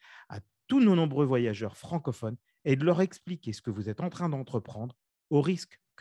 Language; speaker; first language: French; native; French